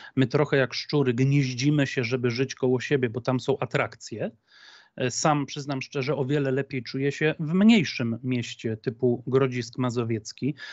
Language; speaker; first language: Polish; native; Polish